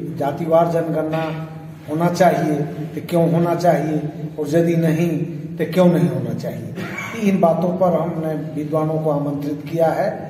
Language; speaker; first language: Hindi; native; Hindi